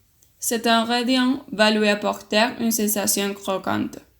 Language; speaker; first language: French; non-native, learner; Spanish